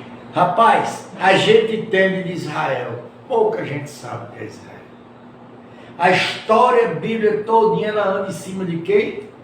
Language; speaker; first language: Portuguese; native; Portuguese